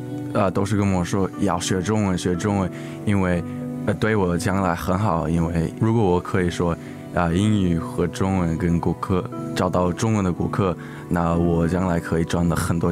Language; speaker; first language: Chinese; early bilingual, heritage; English